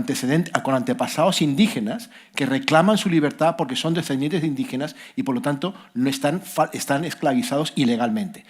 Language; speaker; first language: Spanish; native; Spanish